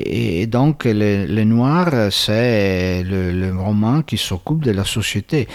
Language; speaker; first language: French; non-native, fluent; Italian